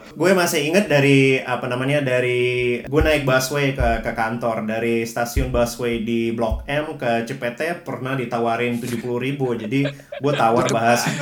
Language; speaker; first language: Indonesian; early bilingual, other home language; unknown